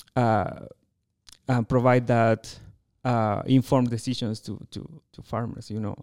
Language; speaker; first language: English; non-native, fluent; Spanish